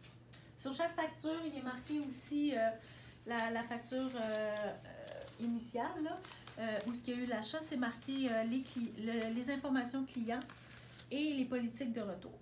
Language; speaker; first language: French; native; French